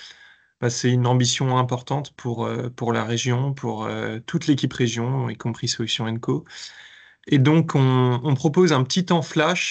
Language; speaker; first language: French; native; French